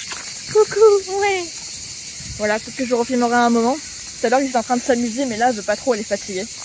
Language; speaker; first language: French; native; French